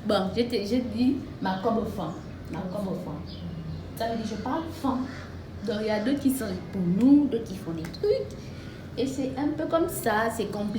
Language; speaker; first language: French; non-native, local second language; Fang